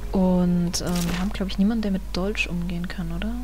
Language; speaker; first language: German; native; German